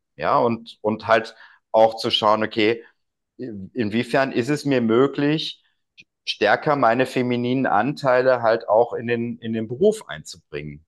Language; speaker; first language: German; native; German